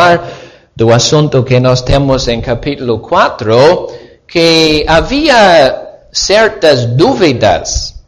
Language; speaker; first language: Portuguese; non-native, fluent; English